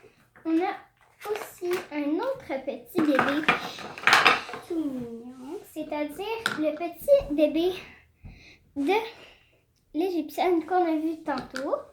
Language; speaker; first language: French; native; French